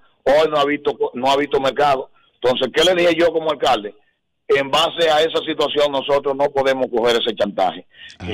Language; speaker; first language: Spanish; native; Spanish